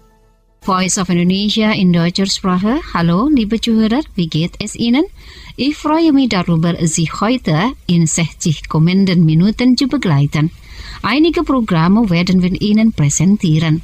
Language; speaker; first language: German; non-native, fluent; Indonesian